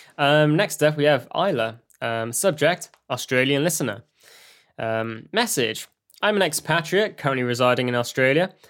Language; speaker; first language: English; native; English